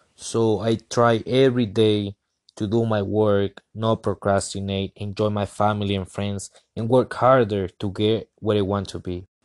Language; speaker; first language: English; non-native, fluent; Spanish